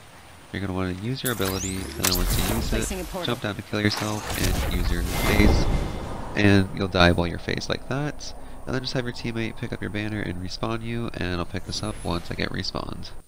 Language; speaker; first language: English; native; English